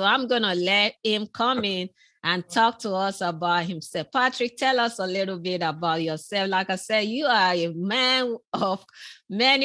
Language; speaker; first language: English; non-native, local second language; Yoruba